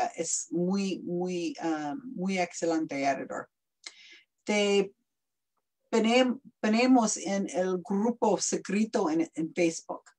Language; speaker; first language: Spanish; non-native, learner; English